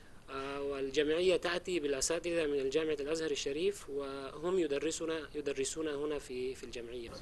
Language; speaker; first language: Arabic; non-native, fluent; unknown